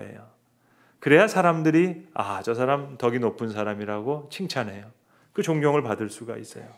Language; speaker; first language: Korean; native; Korean